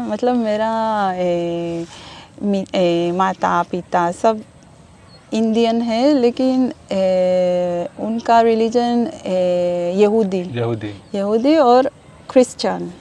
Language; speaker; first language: Hindi; non-native, learner; Hebrew